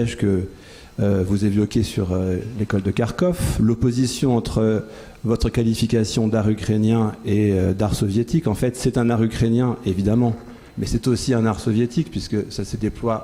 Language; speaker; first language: French; native; French